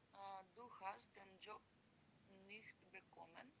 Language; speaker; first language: German; non-native, learner; Macedonian